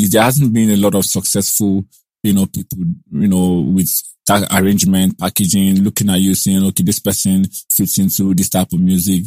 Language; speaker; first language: English; non-native, local second language; Igbo